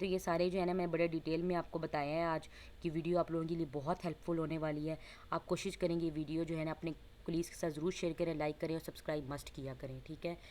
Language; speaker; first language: Hindi; non-native, local second language; Punjabi